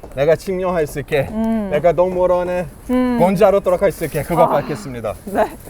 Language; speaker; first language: Korean; non-native, fluent; Portuguese